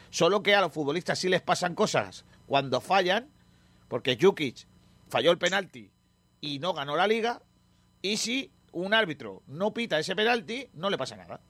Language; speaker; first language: Spanish; native; Spanish